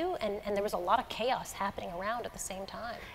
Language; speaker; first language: English; native; English